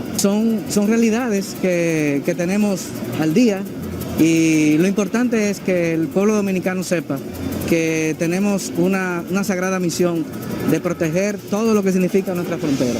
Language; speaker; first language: Spanish; native; Spanish